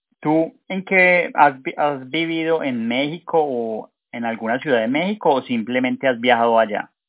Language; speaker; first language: Spanish; native; Spanish